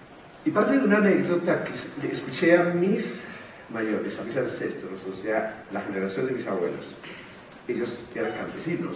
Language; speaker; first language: Spanish; native; Spanish